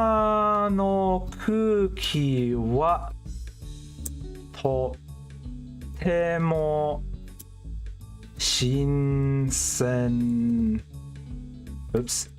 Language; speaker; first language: Japanese; non-native, learner; English